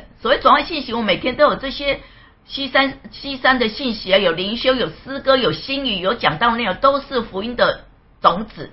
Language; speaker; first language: Chinese; native; Chinese